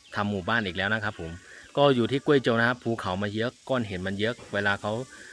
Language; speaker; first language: Thai; native; Thai